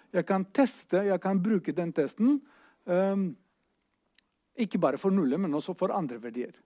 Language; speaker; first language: Norwegian; non-native, fluent; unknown